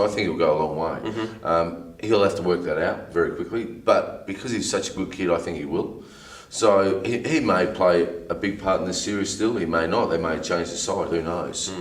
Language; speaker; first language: English; native; English